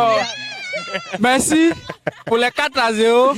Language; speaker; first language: French; non-native, local second language; Wolof